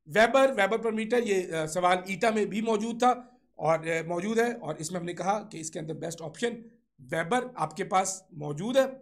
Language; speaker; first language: Urdu; non-native, local second language; Sindhi